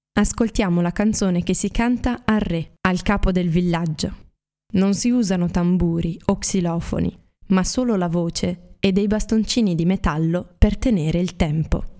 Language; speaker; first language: Italian; native; Italian